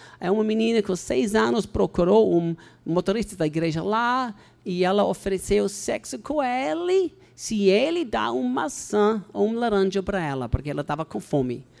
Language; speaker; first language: Portuguese; non-native, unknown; German